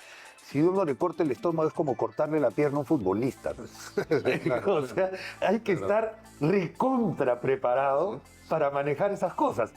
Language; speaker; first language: Spanish; native; Spanish